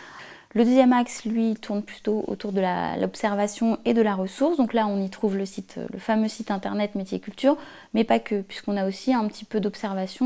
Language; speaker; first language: French; native; French